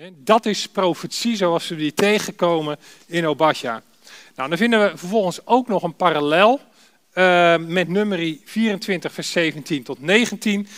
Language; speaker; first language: Dutch; native; Dutch